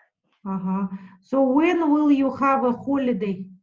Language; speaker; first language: English; non-native, fluent; Russian